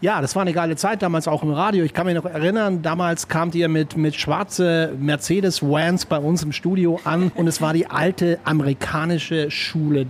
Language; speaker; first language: German; native; German